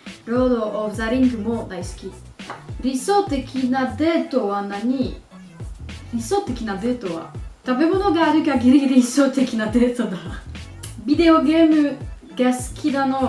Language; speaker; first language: Japanese; non-native, learner; French